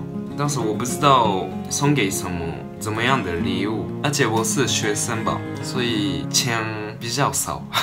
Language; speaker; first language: Chinese; non-native, learner; Japanese